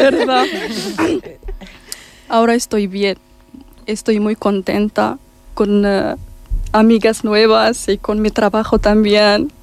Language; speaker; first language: Spanish; non-native, learner; Arabic